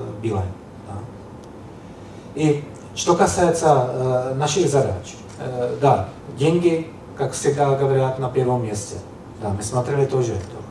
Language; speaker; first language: Russian; non-native, learner; Czech